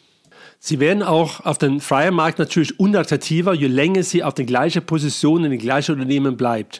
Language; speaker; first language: German; non-native, fluent; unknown